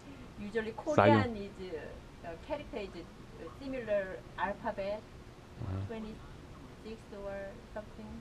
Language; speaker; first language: English; non-native, learner; Korean